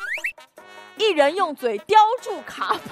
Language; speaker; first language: Chinese; native; Chinese